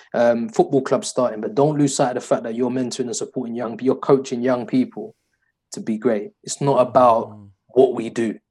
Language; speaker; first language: English; native; English